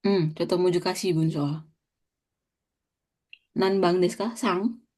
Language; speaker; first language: Japanese; non-native, fluent; Indonesian